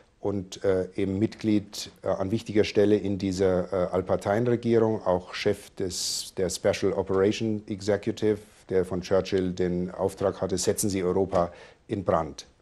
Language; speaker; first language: German; native; German